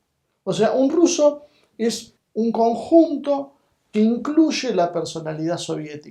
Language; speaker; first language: Spanish; native; Spanish